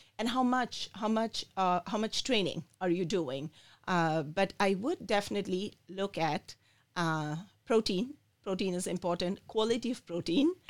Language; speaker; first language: English; non-native, local second language; Bangla